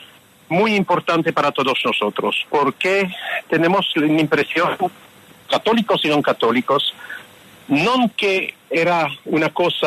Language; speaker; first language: Spanish; non-native, fluent; French